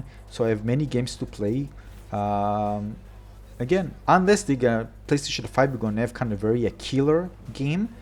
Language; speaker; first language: English; non-native, fluent; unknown